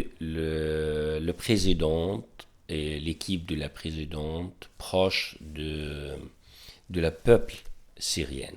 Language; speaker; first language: French; non-native, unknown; Arabic